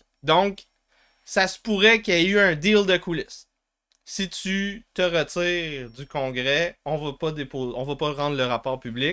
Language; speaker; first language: French; native; French